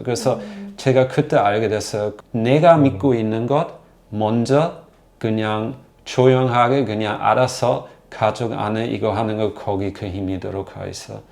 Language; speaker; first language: Korean; non-native, learner; German